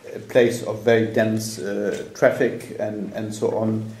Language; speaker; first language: English; non-native, fluent; German